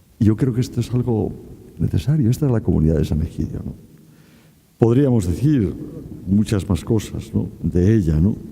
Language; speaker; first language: Spanish; native; Spanish